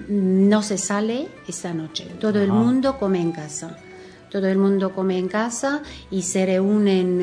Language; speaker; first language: Spanish; non-native, fluent; Romanian